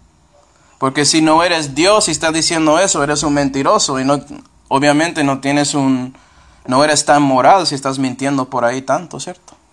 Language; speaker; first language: Spanish; non-native, fluent; English